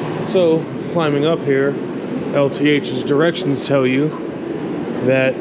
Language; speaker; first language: English; native; English